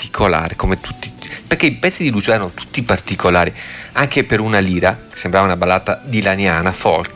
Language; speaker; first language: Italian; native; Italian